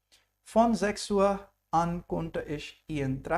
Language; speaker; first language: German; non-native, fluent; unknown